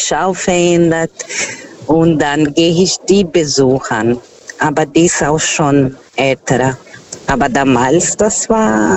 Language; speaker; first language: German; non-native, fluent; Portuguese